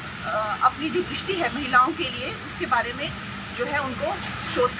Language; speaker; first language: Hindi; native; Hindi